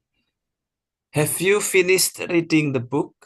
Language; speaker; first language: English; non-native, fluent; Indonesian